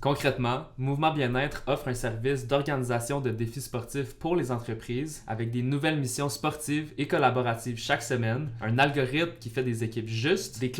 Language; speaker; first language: French; native; French